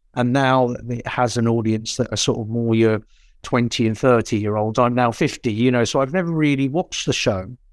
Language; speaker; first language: English; native; English